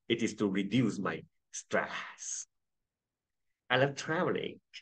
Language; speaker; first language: English; non-native, local second language; Chinese